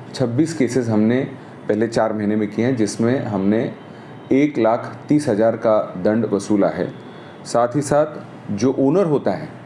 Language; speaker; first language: Hindi; non-native, local second language; Marathi